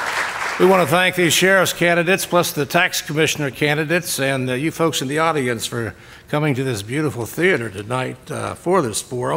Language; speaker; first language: English; native; English